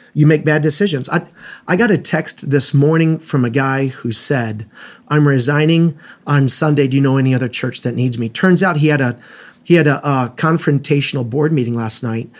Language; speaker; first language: English; native; English